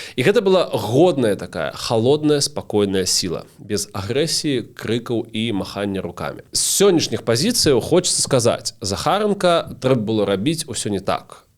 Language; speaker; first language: Belarusian; non-native, local second language; Russian